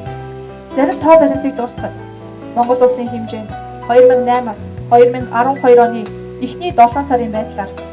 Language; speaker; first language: Mongolian; native; Mongolian